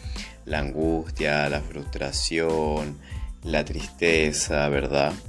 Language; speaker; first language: Spanish; native; Spanish